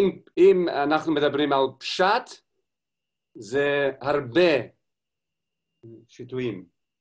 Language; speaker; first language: Hebrew; non-native, learner; English